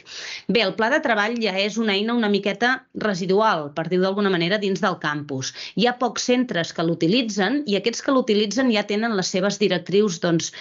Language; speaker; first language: Catalan; native; Catalan